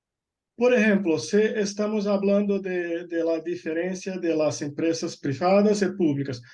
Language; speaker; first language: Spanish; non-native, fluent; Portuguese